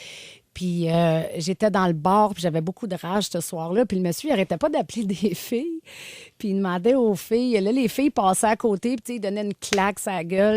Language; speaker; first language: French; native; French